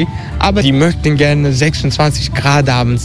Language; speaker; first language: German; non-native, fluent; Turkish